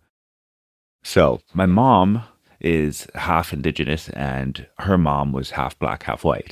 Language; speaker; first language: English; early bilingual, other home language; Portuguese